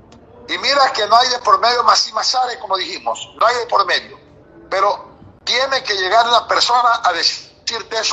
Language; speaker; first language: Spanish; native; Spanish